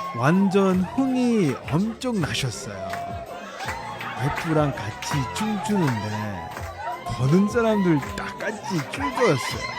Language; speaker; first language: Korean; non-native, fluent; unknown